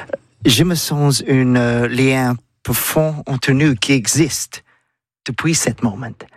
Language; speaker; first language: French; non-native, learner; English